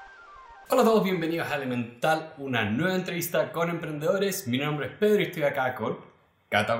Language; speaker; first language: Spanish; native; Spanish